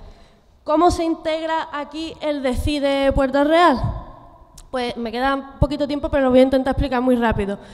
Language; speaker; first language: Spanish; native; Spanish